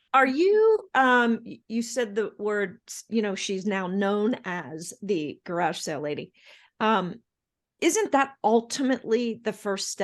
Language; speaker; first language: English; native; English